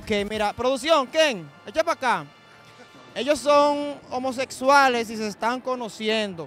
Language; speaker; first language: Spanish; native; Spanish